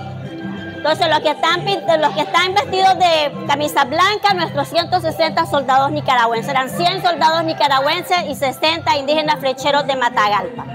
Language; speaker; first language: Spanish; native; Spanish